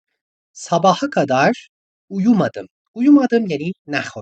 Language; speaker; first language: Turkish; non-native, fluent; Persian